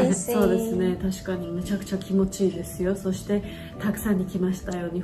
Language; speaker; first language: Japanese; non-native, fluent; Georgian